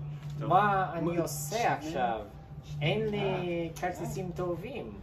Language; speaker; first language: Hebrew; non-native, learner; English